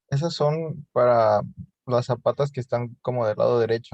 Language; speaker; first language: Spanish; native; Spanish